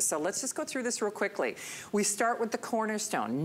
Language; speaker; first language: English; native; English